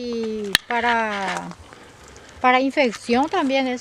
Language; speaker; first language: Spanish; non-native, local second language; Guarani